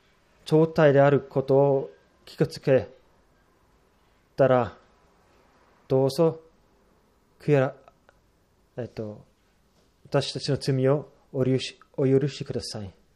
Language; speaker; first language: Japanese; non-native, fluent; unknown